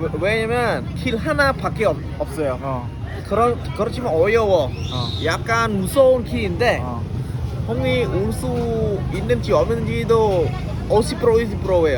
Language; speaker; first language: Korean; non-native, learner; Khmer